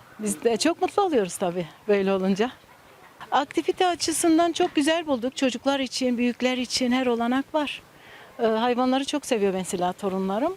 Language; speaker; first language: Turkish; early bilingual, heritage; Turkish